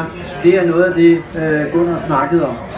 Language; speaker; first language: Danish; native; Danish